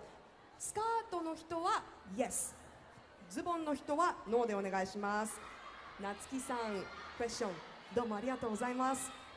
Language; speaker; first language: Japanese; native; Japanese